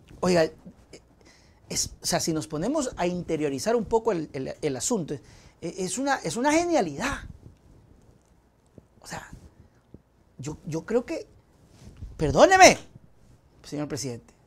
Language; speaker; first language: Spanish; native; Spanish